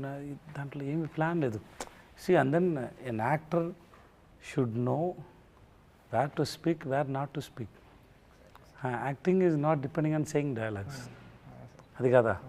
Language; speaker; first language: Telugu; non-native, local second language; Tamil